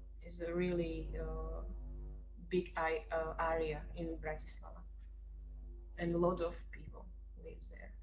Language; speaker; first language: English; non-native, fluent; Slovak